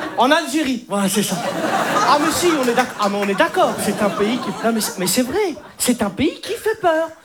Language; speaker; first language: French; native; French